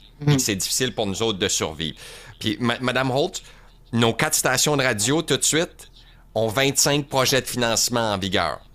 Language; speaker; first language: French; native; French